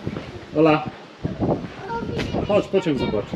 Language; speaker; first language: Polish; native; Polish